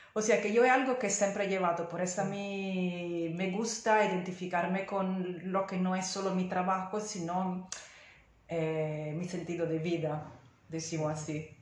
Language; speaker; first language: Spanish; non-native, fluent; Italian